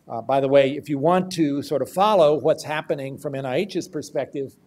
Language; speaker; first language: English; native; English